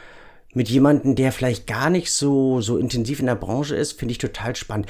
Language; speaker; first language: German; native; German